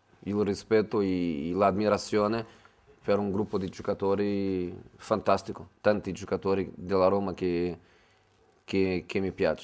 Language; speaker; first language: Italian; non-native, fluent; Portuguese